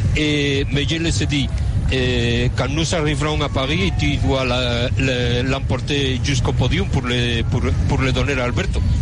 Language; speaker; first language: French; non-native, fluent; Spanish